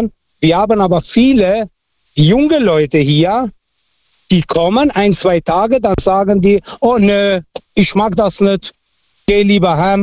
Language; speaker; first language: German; non-native, fluent; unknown